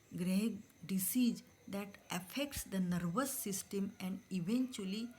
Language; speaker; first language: English; non-native, local second language; Marathi